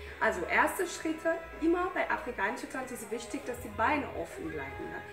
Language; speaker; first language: German; non-native, fluent; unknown